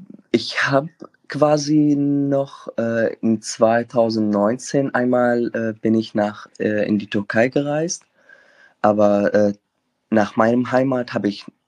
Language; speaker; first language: German; non-native, fluent; Arabic